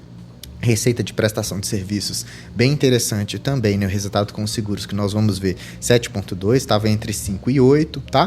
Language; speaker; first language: Portuguese; native; Portuguese